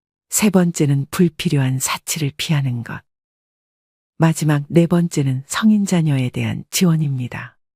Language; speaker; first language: Korean; native; Korean